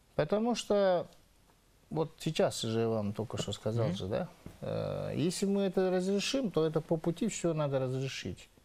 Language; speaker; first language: Russian; non-native, local second language; Yakut